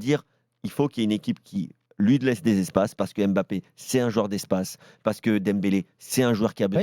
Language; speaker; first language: French; native; French